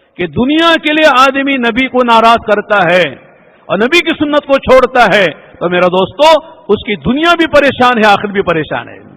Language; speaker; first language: Urdu; native; Urdu